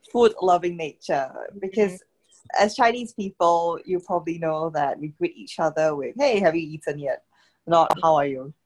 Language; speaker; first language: English; native; English